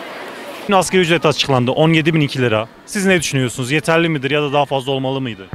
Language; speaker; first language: Turkish; native; Turkish